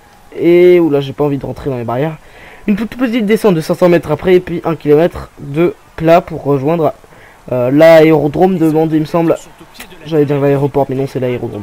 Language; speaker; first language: French; native; French